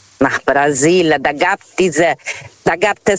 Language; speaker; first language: German; non-native, learner; Portuguese